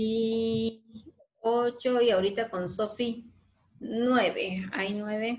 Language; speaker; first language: Spanish; native; Spanish